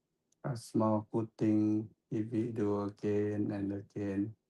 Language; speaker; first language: English; non-native, fluent; Thai